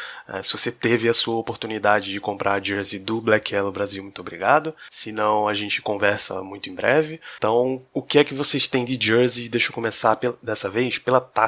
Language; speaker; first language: Portuguese; native; Portuguese